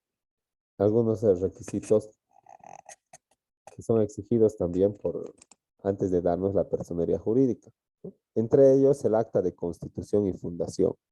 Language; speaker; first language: Spanish; native; Spanish